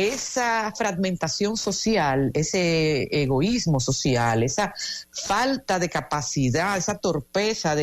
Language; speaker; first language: Spanish; native; Spanish